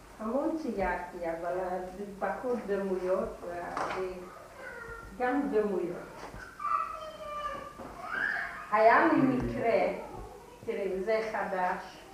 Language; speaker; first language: Hebrew; non-native, fluent; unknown